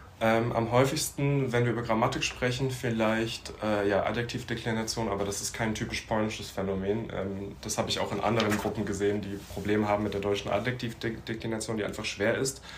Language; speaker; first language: German; native; German